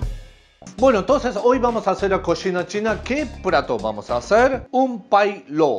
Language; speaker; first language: Spanish; non-native, learner; Japanese